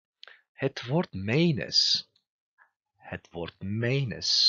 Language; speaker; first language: Dutch; non-native, fluent; Turkish